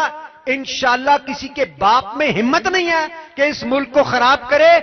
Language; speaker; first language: Urdu; native; Urdu